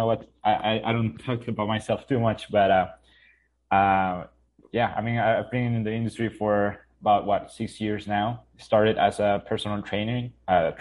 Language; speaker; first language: English; non-native, fluent; Spanish